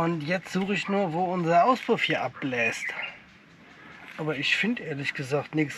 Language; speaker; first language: German; native; German